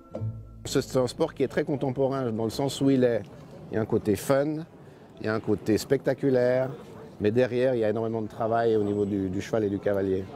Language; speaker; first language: French; native; French